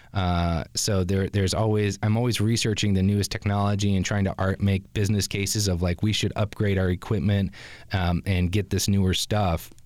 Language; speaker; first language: English; native; English